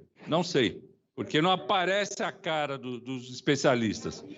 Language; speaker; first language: Portuguese; native; Portuguese